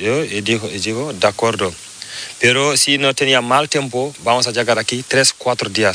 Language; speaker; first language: Spanish; non-native, learner; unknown